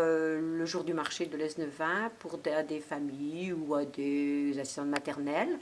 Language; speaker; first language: French; native; French